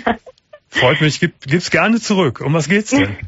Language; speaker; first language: German; native; German